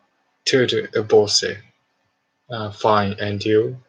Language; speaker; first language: Portuguese; non-native, learner; Japanese